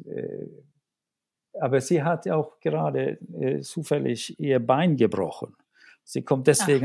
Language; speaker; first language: German; non-native, fluent; Swedish